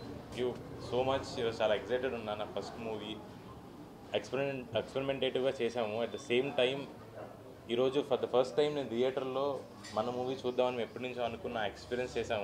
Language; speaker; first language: Telugu; native; Telugu